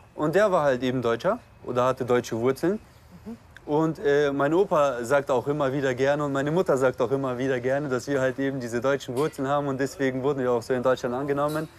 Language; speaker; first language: German; early bilingual, other home language; Russian